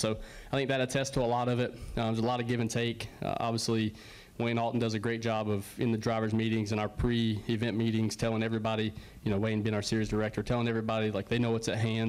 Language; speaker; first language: English; native; English